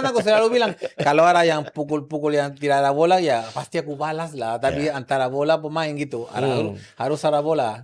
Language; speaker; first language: Indonesian; non-native, fluent; Spanish